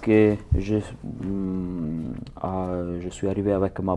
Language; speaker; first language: French; non-native, learner; Italian